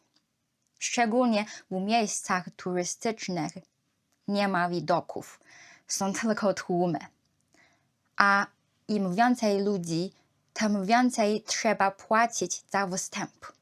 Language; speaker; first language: Polish; non-native, learner; Chinese